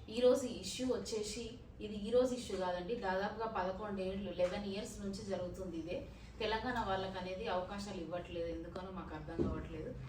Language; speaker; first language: Telugu; native; Telugu